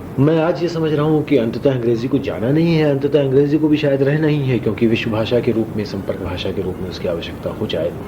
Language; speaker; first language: Hindi; non-native, local second language; Rajasthani